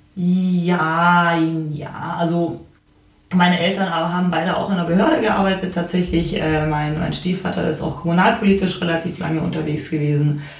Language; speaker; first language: German; early bilingual, other home language; Polish